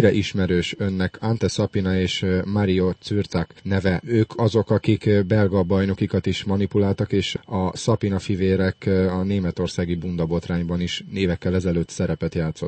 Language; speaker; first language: Hungarian; native; Hungarian